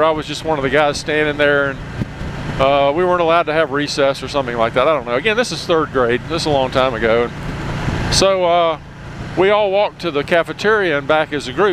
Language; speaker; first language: English; native; English